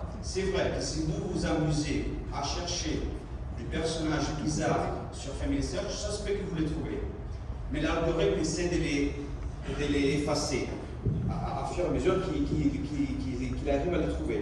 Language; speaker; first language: French; non-native, fluent; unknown